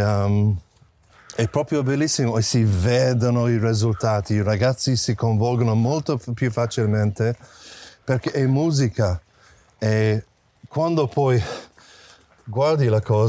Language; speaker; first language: Italian; non-native, fluent; English